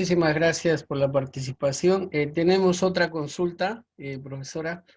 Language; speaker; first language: Spanish; native; Spanish